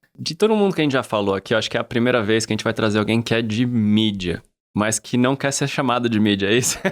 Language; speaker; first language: Portuguese; native; Portuguese